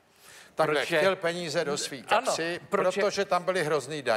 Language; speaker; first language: Czech; native; Czech